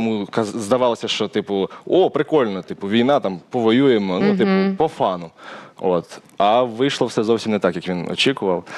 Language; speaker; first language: Ukrainian; native; Ukrainian